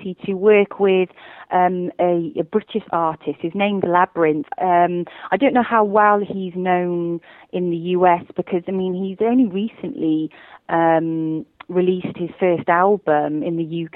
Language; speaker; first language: English; native; English